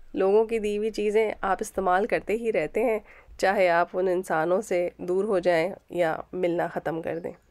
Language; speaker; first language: Urdu; native; Urdu